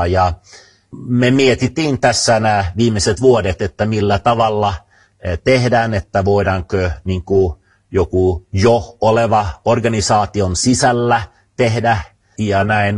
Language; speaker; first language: Finnish; non-native, fluent; Swedish